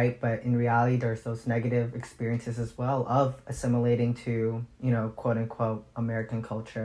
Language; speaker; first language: English; early bilingual, other home language; Cebuano